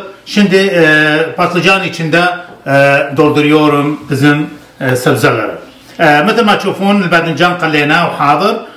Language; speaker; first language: Turkish; non-native, learner; Arabic